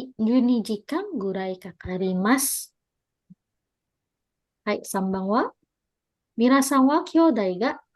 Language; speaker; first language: Japanese; non-native, fluent; Indonesian